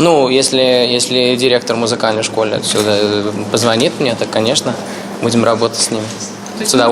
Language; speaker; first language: Russian; early bilingual, heritage; Russian